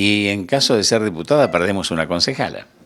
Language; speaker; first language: Spanish; native; Spanish